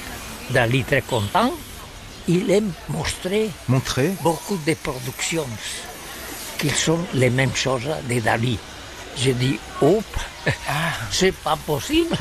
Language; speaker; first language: French; non-native, learner; Catalan